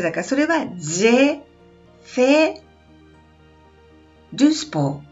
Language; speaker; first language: Japanese; non-native, learner; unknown